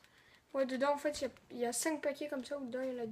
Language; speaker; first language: French; native; French